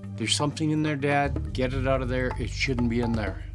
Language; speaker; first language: English; native; English